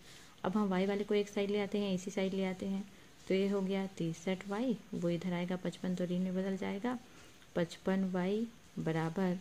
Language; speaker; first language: Hindi; native; Hindi